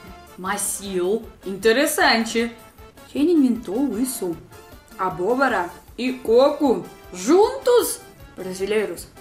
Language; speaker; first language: Portuguese; non-native, learner; Russian